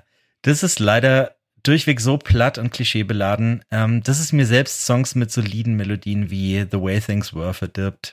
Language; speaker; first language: German; native; German